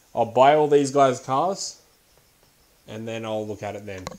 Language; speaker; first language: English; native; English